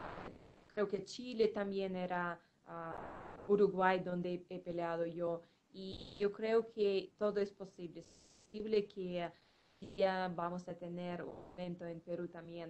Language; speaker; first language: Spanish; non-native, fluent; Russian